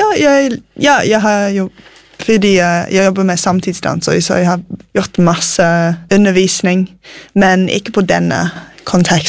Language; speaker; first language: Norwegian; non-native, fluent; English